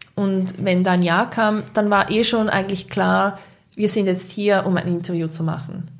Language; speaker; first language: German; native; German